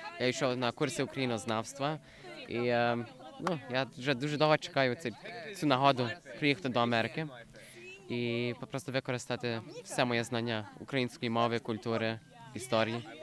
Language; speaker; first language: Ukrainian; early bilingual, heritage; English